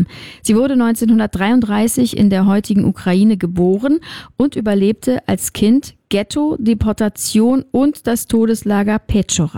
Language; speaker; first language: German; native; German